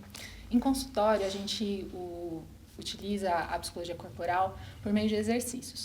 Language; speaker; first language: Portuguese; native; Portuguese